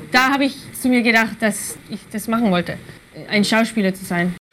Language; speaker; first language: German; early bilingual, other home language; English